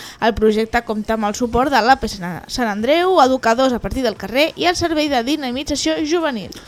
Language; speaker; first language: Catalan; native; Catalan